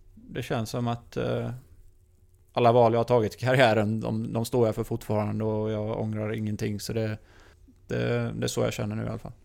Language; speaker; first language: Swedish; native; Swedish